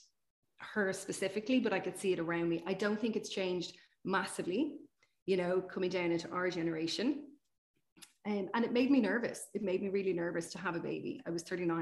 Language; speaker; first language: English; native; English